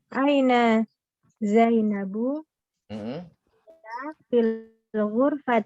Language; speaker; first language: Arabic; non-native, learner; Indonesian